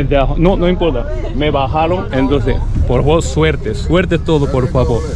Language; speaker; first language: Spanish; non-native, learner; Japanese